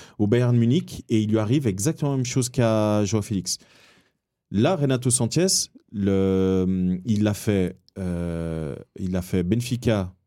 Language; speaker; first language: French; early bilingual, other home language; Portuguese